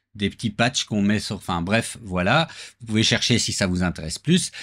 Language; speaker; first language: French; native; French